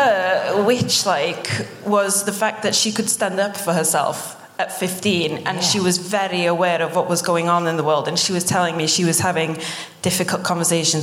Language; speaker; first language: English; non-native, local second language; Welsh